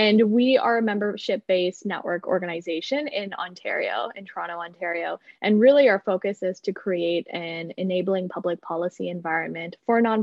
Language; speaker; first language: English; native; English